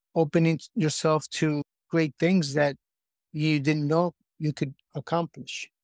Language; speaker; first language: English; native; English